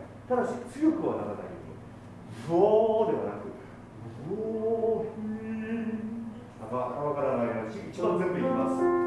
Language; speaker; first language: Japanese; native; Japanese